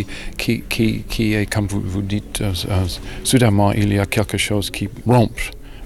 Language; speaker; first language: French; non-native, learner; English